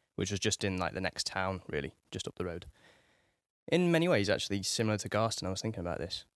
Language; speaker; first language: English; native; English